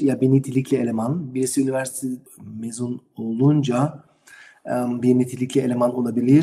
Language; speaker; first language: Turkish; non-native, learner; German